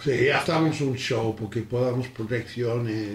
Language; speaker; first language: Spanish; non-native, learner; English